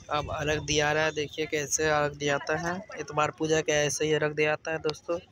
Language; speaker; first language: Hindi; native; Hindi